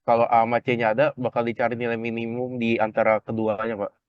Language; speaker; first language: Indonesian; native; Indonesian